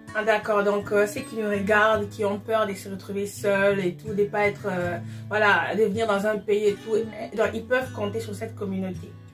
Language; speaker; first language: French; non-native, local second language; Lingala